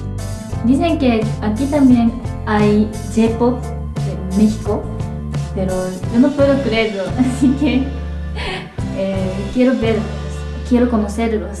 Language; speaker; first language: Spanish; non-native, learner; Japanese